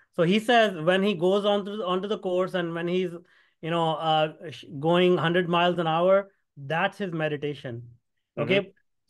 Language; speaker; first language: English; non-native, local second language; Hindi